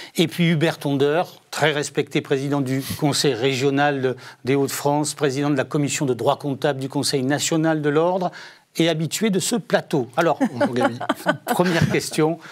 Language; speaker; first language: French; native; French